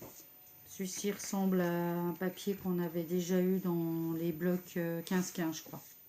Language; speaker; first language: French; native; French